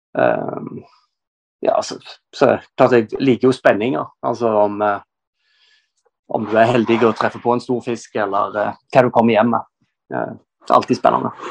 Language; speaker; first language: Norwegian; native; Norwegian